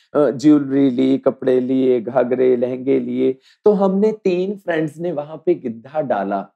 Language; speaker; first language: Hindi; native; Hindi